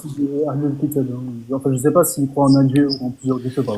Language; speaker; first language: French; native; French